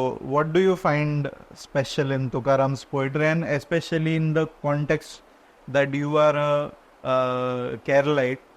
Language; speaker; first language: English; non-native, local second language; Konkani